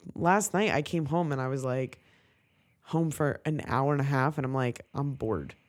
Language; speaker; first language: English; native; English